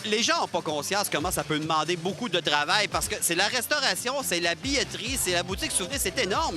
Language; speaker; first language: French; native; French